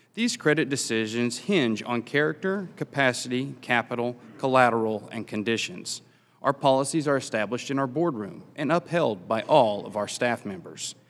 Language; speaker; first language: English; native; English